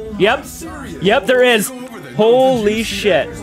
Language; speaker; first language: English; native; English